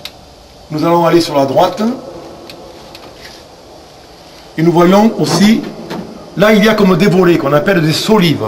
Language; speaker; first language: French; native; French